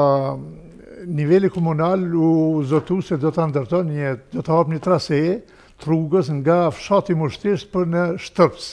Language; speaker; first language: Albanian; native; Albanian